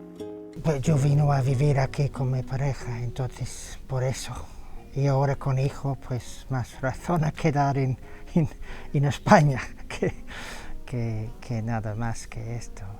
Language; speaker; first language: Spanish; non-native, fluent; English